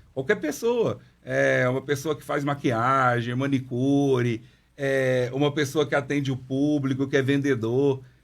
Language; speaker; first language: Portuguese; non-native, local second language; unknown